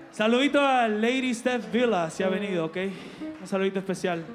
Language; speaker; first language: Spanish; native; Spanish